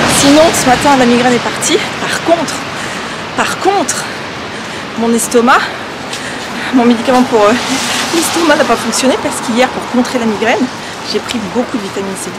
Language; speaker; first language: French; native; French